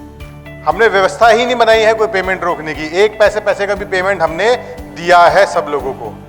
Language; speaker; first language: Hindi; native; Hindi